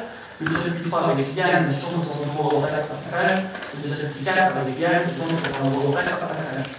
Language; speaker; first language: French; native; French